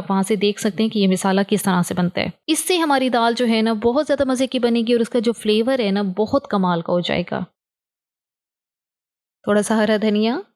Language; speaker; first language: Hindi; native; Hindi